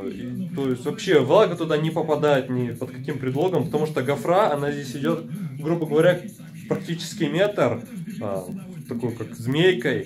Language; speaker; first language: Russian; native; Russian